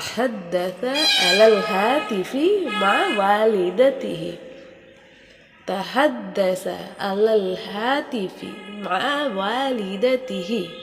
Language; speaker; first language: Arabic; non-native, fluent; Urdu